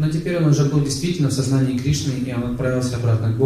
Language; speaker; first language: Russian; native; Russian